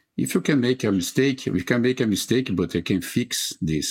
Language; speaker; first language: English; non-native, fluent; Portuguese